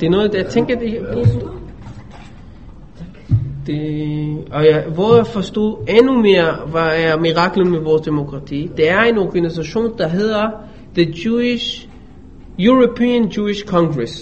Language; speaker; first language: Danish; non-native, fluent; Hebrew